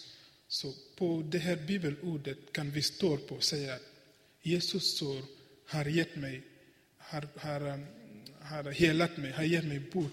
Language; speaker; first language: Swedish; non-native, fluent; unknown